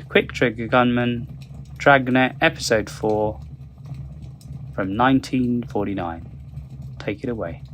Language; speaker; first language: English; native; English